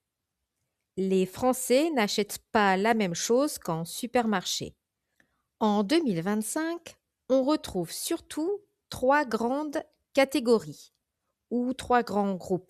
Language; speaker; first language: French; native; French